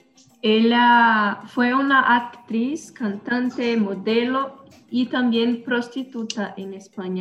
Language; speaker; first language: Spanish; non-native, learner; Portuguese